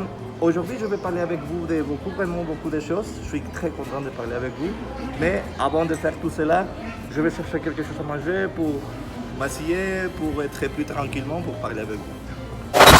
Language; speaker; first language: French; non-native, fluent; Spanish